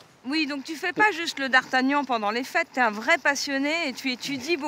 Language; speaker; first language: French; native; French